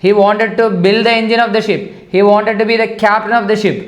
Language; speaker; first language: English; non-native, local second language; Malayalam